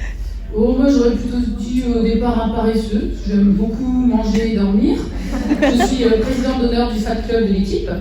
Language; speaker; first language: French; native; French